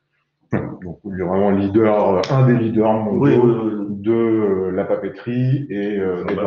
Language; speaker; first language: French; native; French